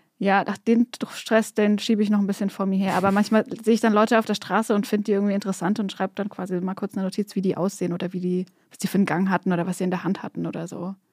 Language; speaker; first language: German; native; German